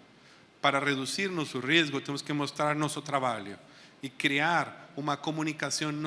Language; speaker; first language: Portuguese; non-native, fluent; Spanish